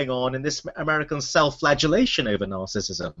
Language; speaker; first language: English; native; English